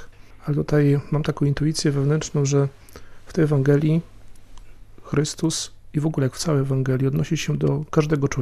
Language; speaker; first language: Polish; native; Polish